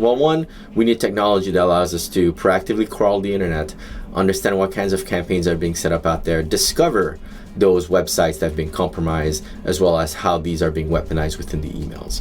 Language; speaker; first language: English; native; English